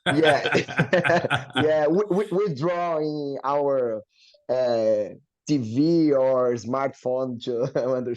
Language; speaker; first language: English; non-native, learner; Portuguese